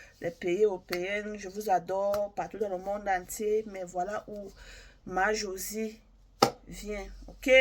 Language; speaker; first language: French; native; French